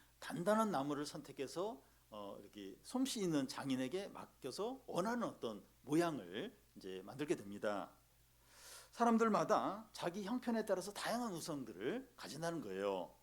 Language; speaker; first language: Korean; native; Korean